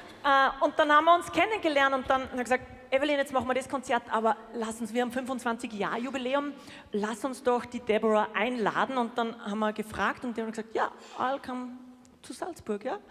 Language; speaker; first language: German; native; German